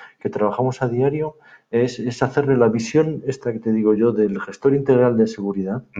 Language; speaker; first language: Spanish; native; Spanish